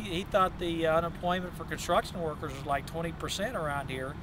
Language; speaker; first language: English; native; English